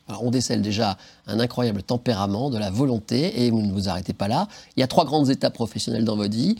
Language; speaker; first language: French; native; French